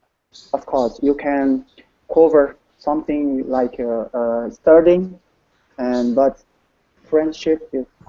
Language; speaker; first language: English; non-native, learner; Portuguese